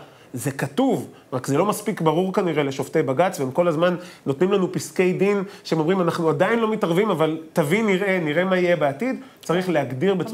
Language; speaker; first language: Hebrew; native; Hebrew